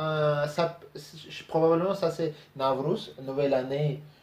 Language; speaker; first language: French; non-native, learner; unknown